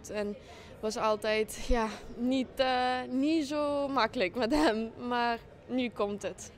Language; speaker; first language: Dutch; non-native, fluent; French